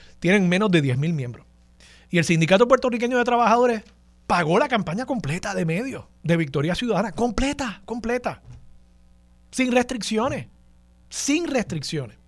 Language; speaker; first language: Spanish; native; Spanish